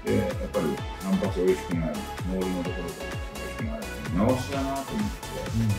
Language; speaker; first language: Japanese; native; Japanese